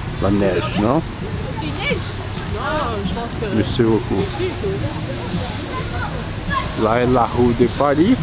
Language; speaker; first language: French; non-native, learner; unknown